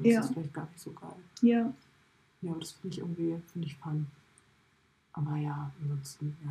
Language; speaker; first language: German; native; German